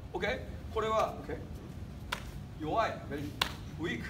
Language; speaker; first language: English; non-native, learner; Japanese